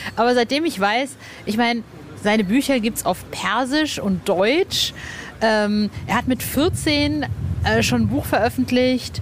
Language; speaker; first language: German; native; German